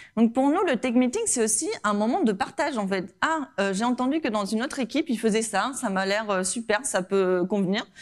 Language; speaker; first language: French; non-native, fluent; Spanish